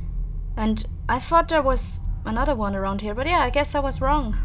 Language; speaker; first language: English; non-native, fluent; German